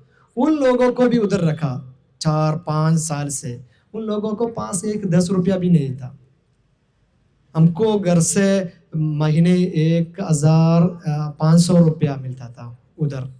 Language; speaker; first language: Hindi; non-native, local second language; Malayalam